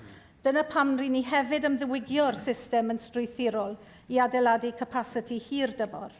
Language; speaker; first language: Welsh; native; Welsh